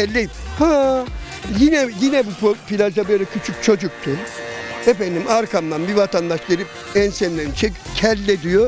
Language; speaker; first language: Turkish; native; Turkish